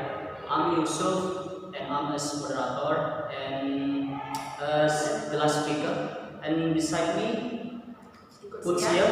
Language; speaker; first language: English; non-native, learner; Indonesian